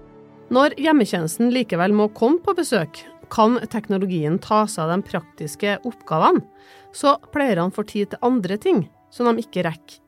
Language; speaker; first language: Norwegian; native; Norwegian